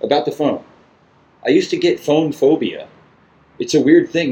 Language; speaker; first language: English; native; English